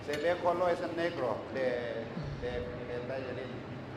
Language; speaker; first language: Spanish; non-native, learner; Thai